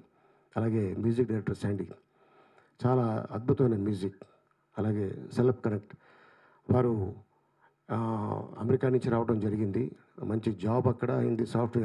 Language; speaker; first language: Telugu; native; Telugu